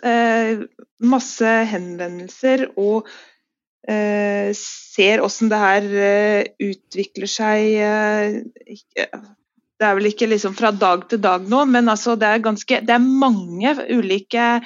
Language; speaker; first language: Norwegian; native; Norwegian